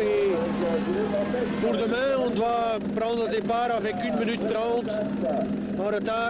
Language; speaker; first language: French; non-native, local second language; Dutch